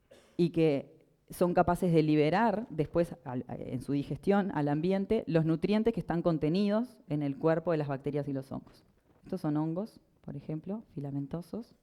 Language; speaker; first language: Spanish; native; Spanish